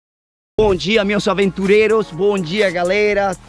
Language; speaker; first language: Portuguese; non-native, learner; Spanish